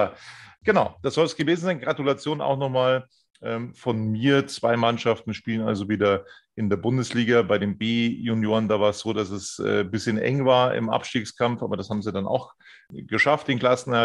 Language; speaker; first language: German; native; German